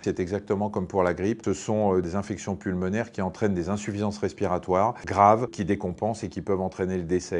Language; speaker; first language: French; native; French